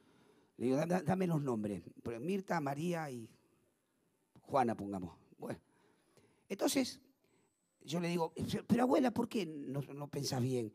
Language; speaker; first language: Spanish; native; Spanish